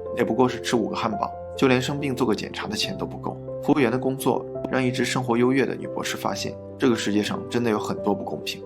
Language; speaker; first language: Chinese; native; Chinese